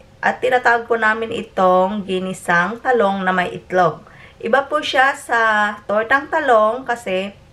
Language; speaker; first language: Filipino; non-native, local second language; Hiligaynon